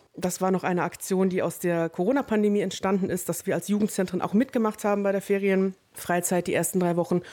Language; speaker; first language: German; native; German